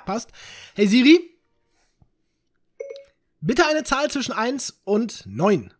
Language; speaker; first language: German; native; German